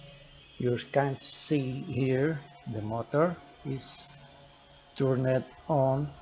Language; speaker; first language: English; non-native, learner; Portuguese